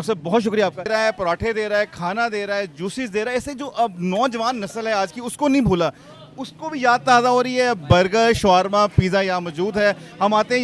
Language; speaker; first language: Hindi; non-native, local second language; Punjabi